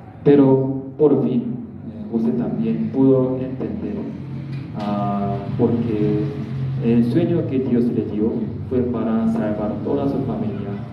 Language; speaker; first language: Spanish; non-native, learner; Korean